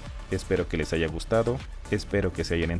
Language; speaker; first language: Spanish; native; Spanish